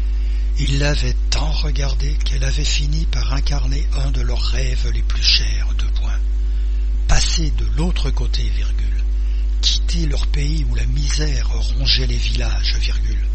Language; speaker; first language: French; native; French